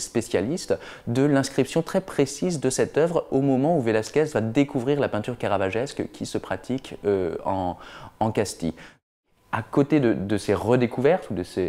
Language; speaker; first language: French; native; French